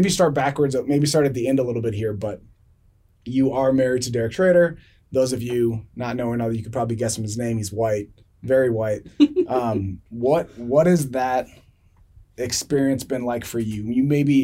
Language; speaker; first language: English; native; English